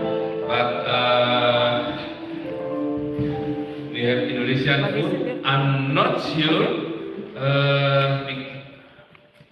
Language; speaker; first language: English; non-native, learner; Indonesian